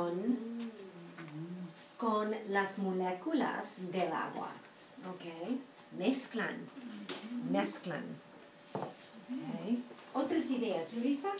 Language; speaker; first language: Spanish; non-native, fluent; English